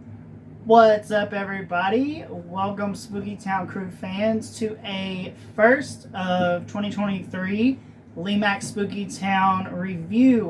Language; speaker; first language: English; native; English